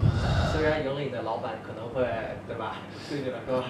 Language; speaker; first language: Chinese; native; Chinese